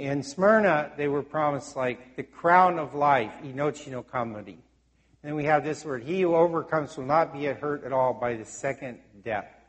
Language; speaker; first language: English; native; English